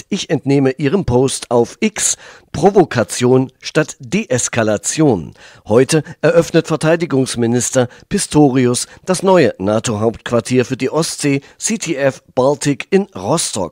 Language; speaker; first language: German; native; German